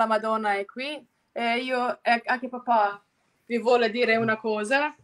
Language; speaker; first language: Italian; non-native, fluent; Croatian